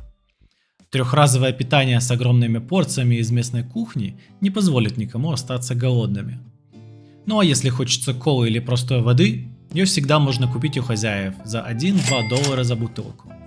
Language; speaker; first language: Russian; native; Russian